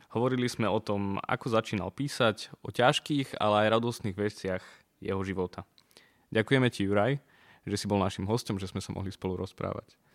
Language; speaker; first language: Slovak; native; Slovak